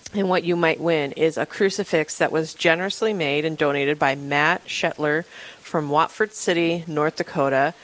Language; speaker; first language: English; native; English